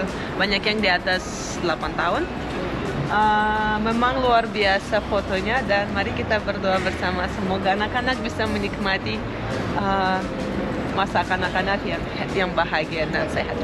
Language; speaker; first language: Indonesian; non-native, fluent; Russian